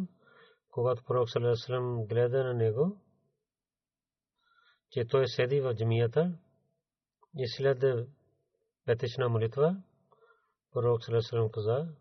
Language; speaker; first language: Bulgarian; non-native, learner; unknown